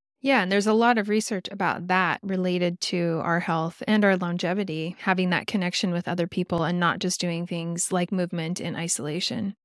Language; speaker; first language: English; native; English